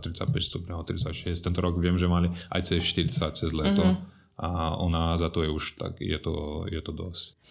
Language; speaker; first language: Slovak; non-native, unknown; Portuguese